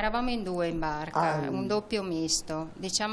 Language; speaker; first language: Italian; native; Italian